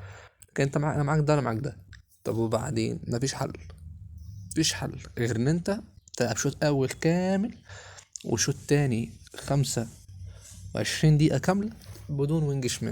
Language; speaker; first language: Arabic; native; Arabic